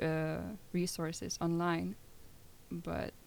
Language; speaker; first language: English; non-native, fluent; Lithuanian